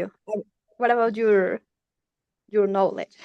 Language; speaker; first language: English; non-native, learner; Spanish